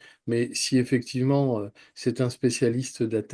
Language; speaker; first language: French; native; French